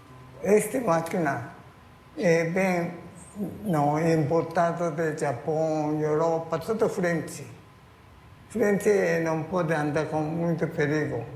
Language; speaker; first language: Portuguese; non-native, learner; Japanese